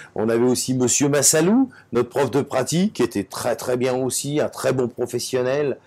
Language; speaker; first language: French; native; French